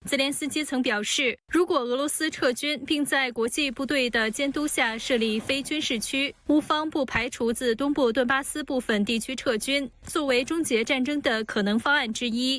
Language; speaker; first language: Chinese; native; Chinese